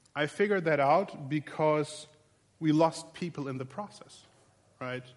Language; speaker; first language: English; non-native, fluent; German